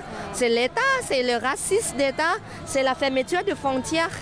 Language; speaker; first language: French; non-native, fluent; Thai